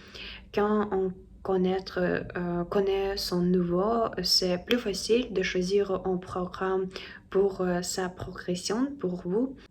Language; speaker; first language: French; non-native, learner; Russian